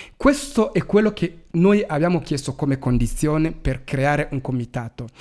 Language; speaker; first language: Italian; non-native, fluent; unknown